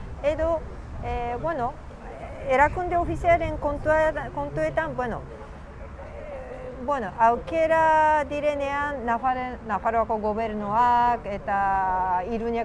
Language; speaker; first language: Basque; non-native, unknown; Japanese